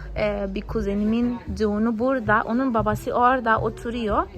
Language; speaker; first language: Turkish; non-native, fluent; Portuguese